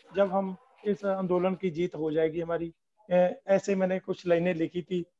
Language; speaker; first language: Hindi; native; Hindi